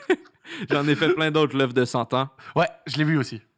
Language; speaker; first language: French; native; French